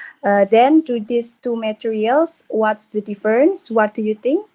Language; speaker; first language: English; non-native, learner; Indonesian